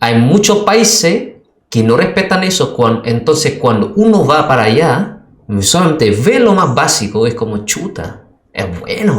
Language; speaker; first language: Spanish; non-native, fluent; Indonesian